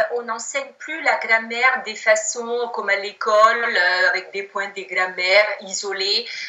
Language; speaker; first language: French; non-native, fluent; Italian